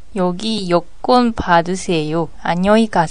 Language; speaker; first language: Korean; non-native, learner; Japanese